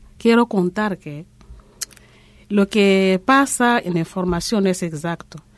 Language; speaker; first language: Spanish; non-native, learner; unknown